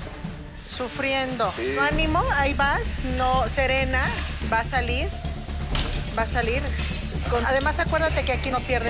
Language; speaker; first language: Spanish; native; Spanish